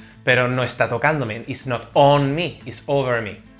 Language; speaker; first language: English; non-native, fluent; Spanish